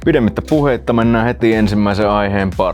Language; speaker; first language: Finnish; native; Finnish